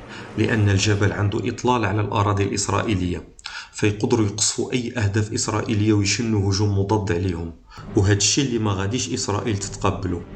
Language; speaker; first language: Arabic; native; Arabic